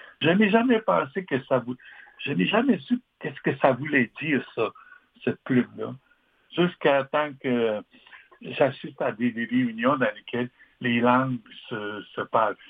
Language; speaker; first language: French; non-native, local second language; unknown